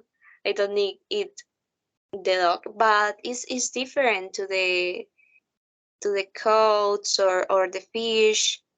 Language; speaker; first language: English; non-native, learner; Spanish